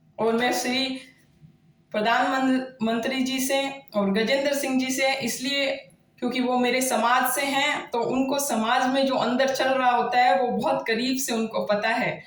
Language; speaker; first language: Hindi; native; Hindi